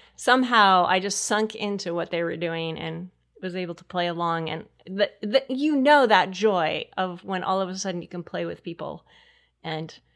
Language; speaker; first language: English; native; English